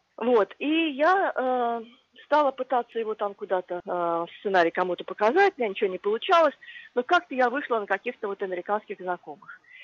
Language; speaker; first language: Russian; native; Russian